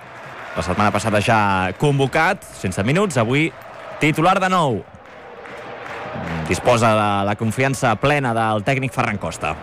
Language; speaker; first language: Catalan; native; Catalan